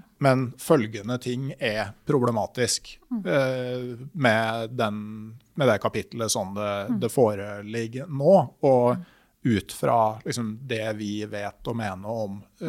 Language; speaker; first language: Norwegian; native; Norwegian